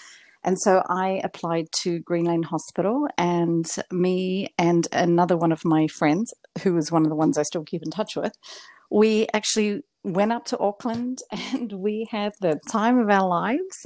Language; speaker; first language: English; native; English